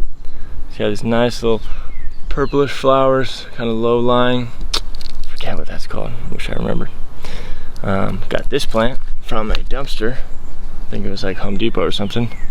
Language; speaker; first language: English; native; English